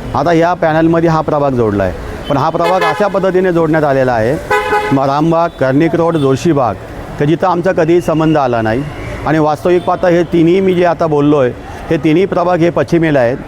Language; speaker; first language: Marathi; native; Marathi